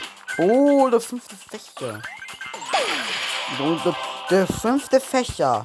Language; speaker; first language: German; native; German